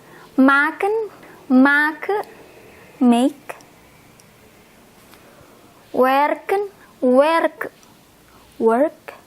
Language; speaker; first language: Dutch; non-native, fluent; Indonesian